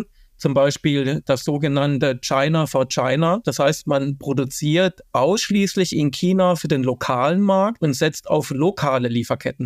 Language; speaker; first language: German; native; German